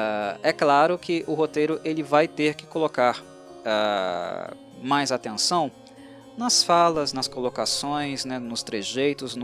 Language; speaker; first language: Portuguese; native; Portuguese